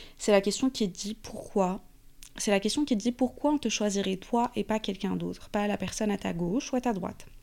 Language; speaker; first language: French; non-native, fluent; Arabic